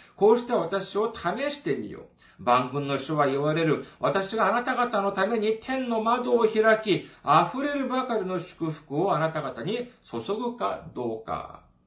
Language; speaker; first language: Japanese; non-native, fluent; Korean